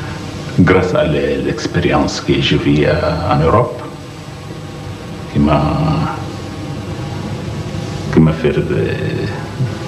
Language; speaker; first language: French; non-native, fluent; Arabic